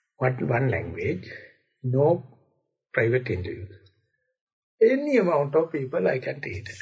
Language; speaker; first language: English; non-native, local second language; Sinhala